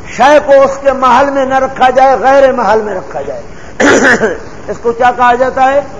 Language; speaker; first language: Urdu; non-native, local second language; Punjabi